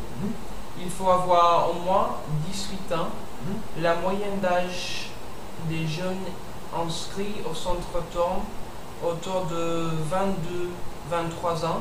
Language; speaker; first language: French; non-native, learner; English